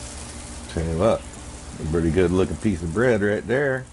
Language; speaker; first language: English; native; English